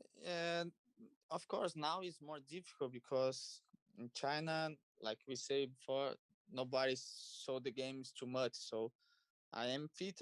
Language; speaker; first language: English; non-native, learner; Portuguese